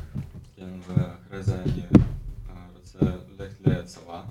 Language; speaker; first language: Hebrew; non-native, learner; Russian